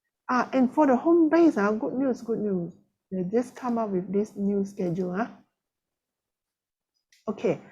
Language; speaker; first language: English; non-native, local second language; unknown